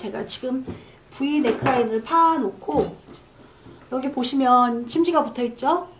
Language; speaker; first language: Korean; native; Korean